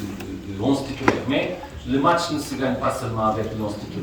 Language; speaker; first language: French; non-native, fluent; Portuguese